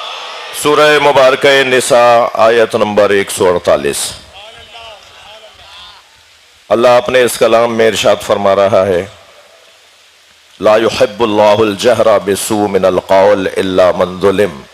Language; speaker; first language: Urdu; native; Urdu